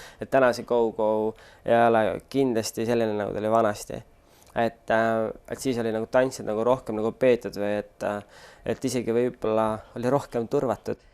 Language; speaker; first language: Estonian; native; Estonian